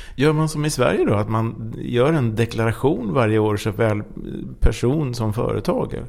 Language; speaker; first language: Swedish; native; Swedish